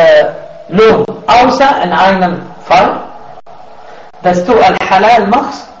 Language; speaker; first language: German; non-native, fluent; Arabic